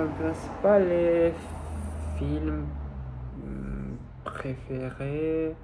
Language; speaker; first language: French; non-native, learner; Russian